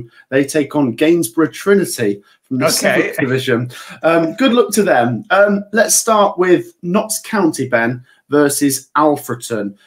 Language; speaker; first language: English; native; English